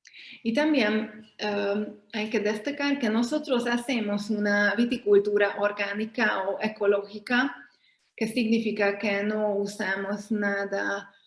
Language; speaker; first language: Spanish; non-native, fluent; Hungarian